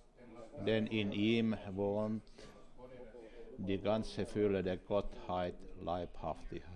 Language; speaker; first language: German; non-native, fluent; Finnish